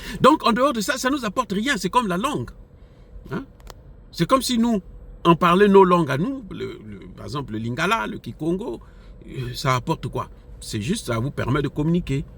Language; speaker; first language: French; non-native, local second language; Lingala